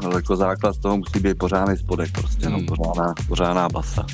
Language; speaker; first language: Czech; native; Czech